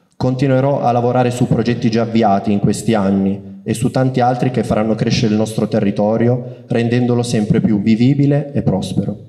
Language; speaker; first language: Italian; native; Italian